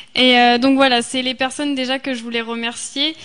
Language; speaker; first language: French; native; French